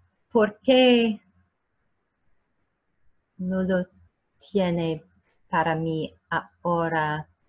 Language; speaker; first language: Spanish; non-native, learner; English